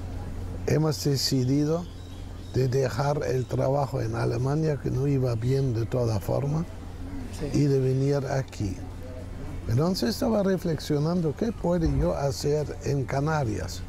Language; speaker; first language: Spanish; non-native, fluent; German